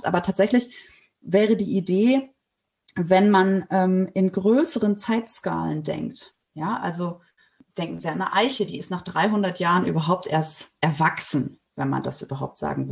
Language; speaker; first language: German; native; German